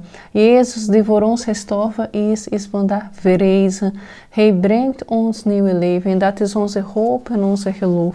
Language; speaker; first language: Dutch; non-native, fluent; Portuguese